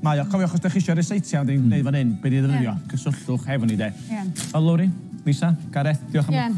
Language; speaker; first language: Welsh; native; Welsh